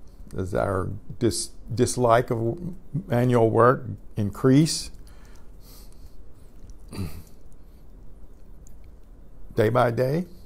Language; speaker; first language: English; native; English